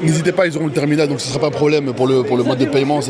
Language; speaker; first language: French; native; French